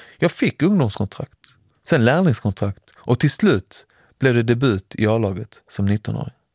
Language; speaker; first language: Swedish; early bilingual, other home language; Persian